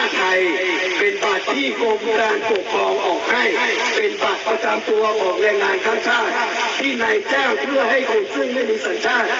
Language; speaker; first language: Thai; native; Thai